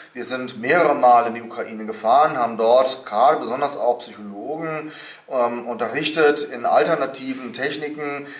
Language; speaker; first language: German; native; German